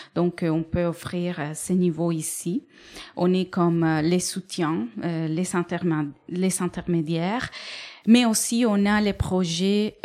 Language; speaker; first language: French; non-native, fluent; Spanish